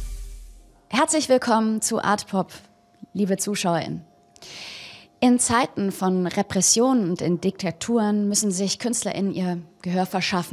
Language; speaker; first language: German; native; German